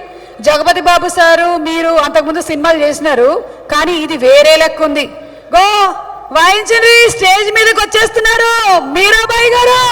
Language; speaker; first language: Telugu; native; Telugu